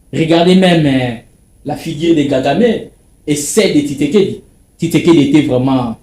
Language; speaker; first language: French; non-native, local second language; Lingala